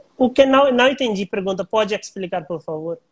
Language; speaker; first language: Portuguese; non-native, learner; Hindi